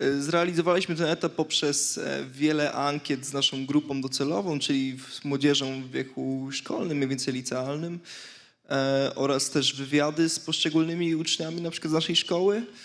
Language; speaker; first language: Polish; native; Polish